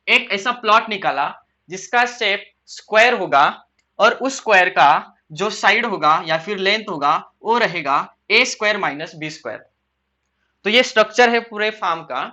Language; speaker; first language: Hindi; non-native, local second language; Marathi